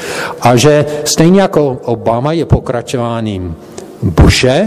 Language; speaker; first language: Czech; non-native, fluent; English